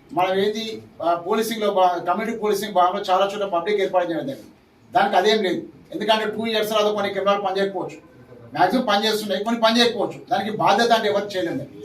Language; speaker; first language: Telugu; native; Telugu